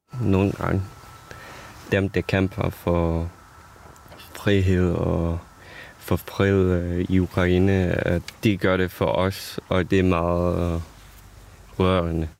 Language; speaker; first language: Danish; non-native, fluent; Ukrainian